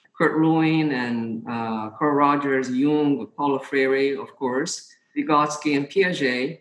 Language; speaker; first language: English; non-native, fluent; Portuguese